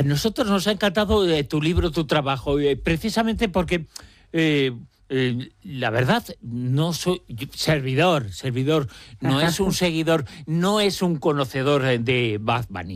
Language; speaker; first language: Spanish; native; Spanish